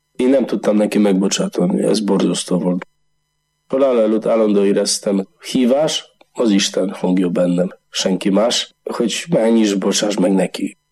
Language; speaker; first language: Hungarian; non-native, learner; Polish